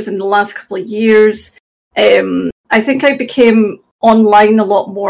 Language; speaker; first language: English; native; English